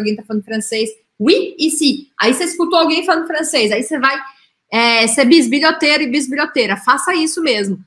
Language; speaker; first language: Portuguese; native; Portuguese